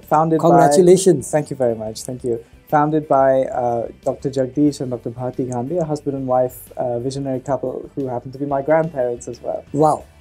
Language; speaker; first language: English; native; English